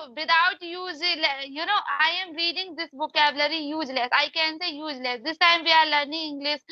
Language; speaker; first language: English; non-native, learner; Hindi